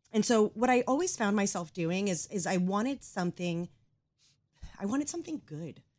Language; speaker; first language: English; native; English